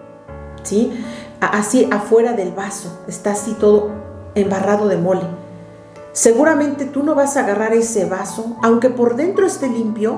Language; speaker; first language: Spanish; native; Spanish